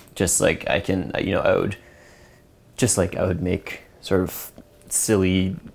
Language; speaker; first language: English; native; English